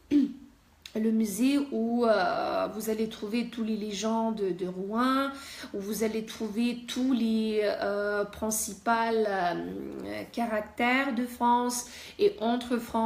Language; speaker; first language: French; non-native, fluent; Russian